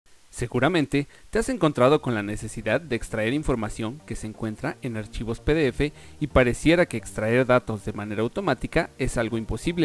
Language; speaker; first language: Spanish; native; Spanish